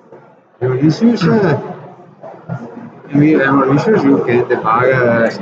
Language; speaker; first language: English; non-native, learner; Italian